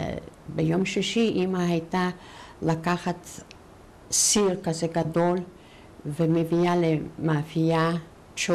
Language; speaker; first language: Hebrew; non-native, fluent; Yiddish